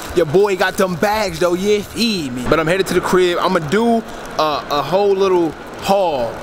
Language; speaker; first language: English; native; English